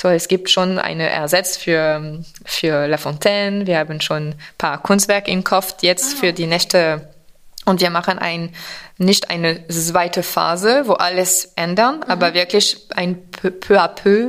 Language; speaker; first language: German; non-native, fluent; French